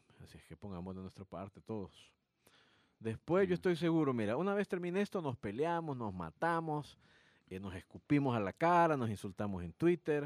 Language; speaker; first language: Spanish; native; Spanish